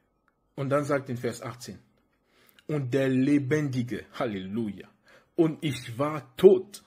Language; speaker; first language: German; non-native, fluent; French